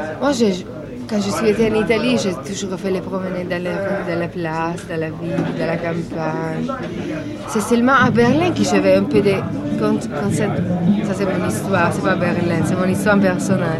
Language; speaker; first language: French; non-native, learner; Italian